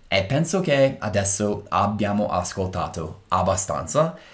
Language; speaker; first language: Italian; non-native, fluent; English